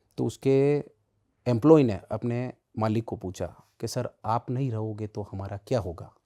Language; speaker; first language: Hindi; native; Hindi